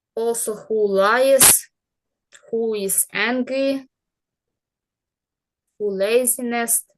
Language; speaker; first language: English; non-native, learner; Ukrainian